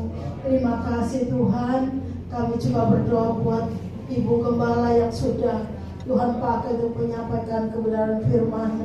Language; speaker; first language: Indonesian; native; Indonesian